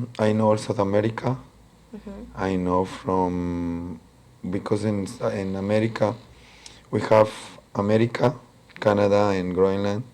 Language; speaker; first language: English; non-native, local second language; Spanish